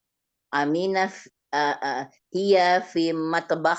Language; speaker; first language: Arabic; non-native, learner; Indonesian